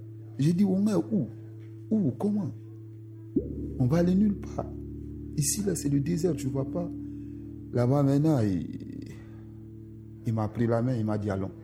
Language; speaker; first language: French; non-native, local second language; Susu